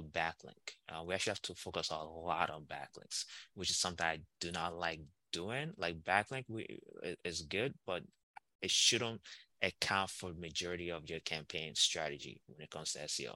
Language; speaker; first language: English; non-native, local second language; Igbo